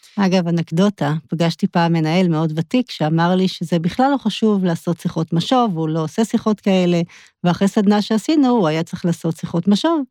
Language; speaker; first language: Hebrew; native; Hebrew